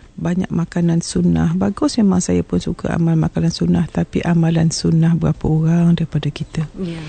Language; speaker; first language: Malay; native; Malay